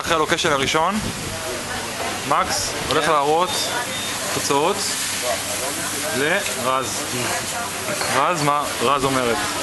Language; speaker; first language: Hebrew; native; Hebrew